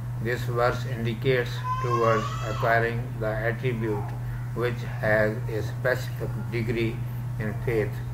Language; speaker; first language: English; non-native, local second language; Urdu